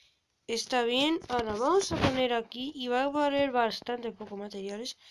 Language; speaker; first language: Spanish; native; Spanish